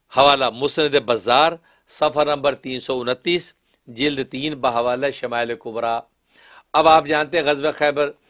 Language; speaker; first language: Urdu; non-native, local second language; Kashmiri